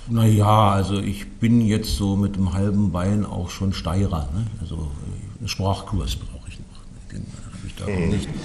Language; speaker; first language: German; native; German